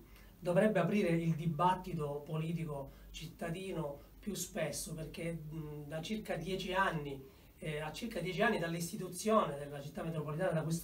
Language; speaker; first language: Italian; native; Italian